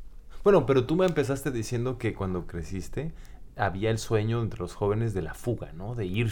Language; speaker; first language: Spanish; native; Spanish